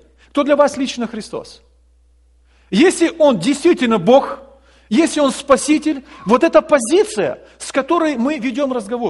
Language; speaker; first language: Russian; native; Russian